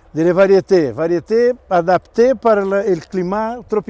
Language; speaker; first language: French; non-native, learner; Portuguese